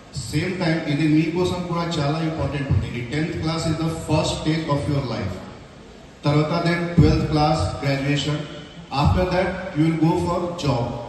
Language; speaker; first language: Telugu; non-native, local second language; Hindi